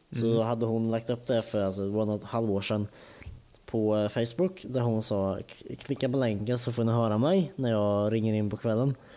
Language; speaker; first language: Swedish; native; Swedish